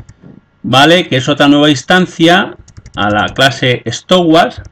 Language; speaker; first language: Spanish; native; Spanish